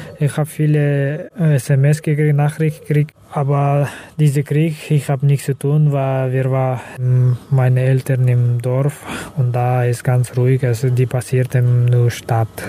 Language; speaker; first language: German; non-native, learner; Kazakh